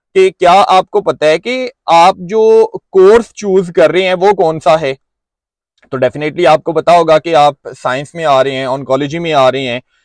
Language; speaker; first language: Urdu; non-native, local second language; Punjabi